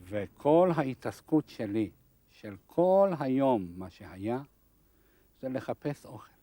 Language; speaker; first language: Hebrew; non-native, fluent; Hungarian